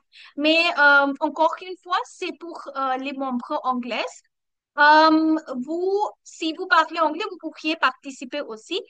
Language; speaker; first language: French; non-native, learner; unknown